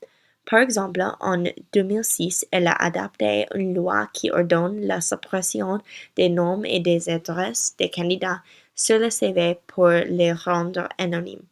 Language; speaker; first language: French; non-native, learner; English